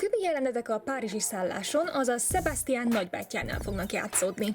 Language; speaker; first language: Hungarian; native; Hungarian